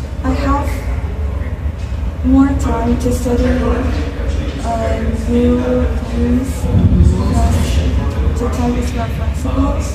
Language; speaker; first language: English; non-native, learner; Indonesian